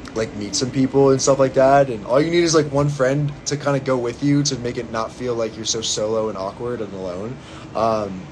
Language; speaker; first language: English; native; English